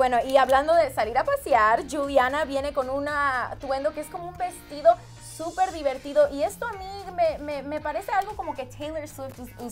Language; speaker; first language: Spanish; native; Spanish